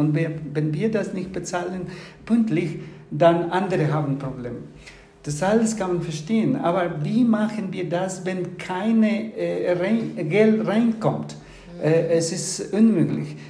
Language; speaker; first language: German; non-native, fluent; Spanish